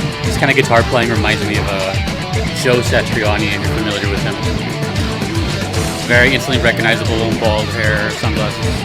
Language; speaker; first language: English; native; English